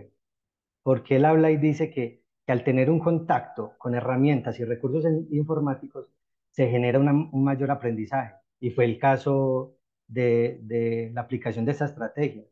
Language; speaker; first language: Spanish; native; Spanish